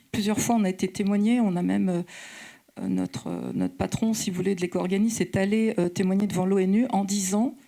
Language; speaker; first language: French; native; French